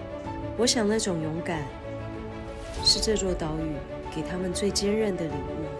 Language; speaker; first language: Chinese; native; Chinese